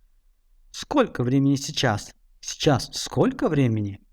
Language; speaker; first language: Russian; non-native, fluent; Tajik